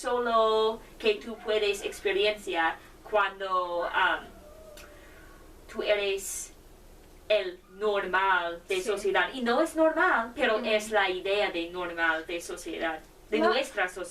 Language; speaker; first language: Spanish; non-native, learner; English